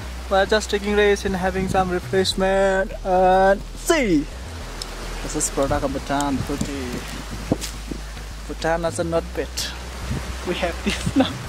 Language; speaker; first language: English; non-native, local second language; Nepali